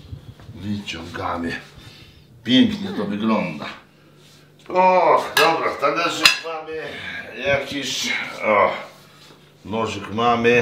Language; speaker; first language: Polish; non-native, fluent; Lithuanian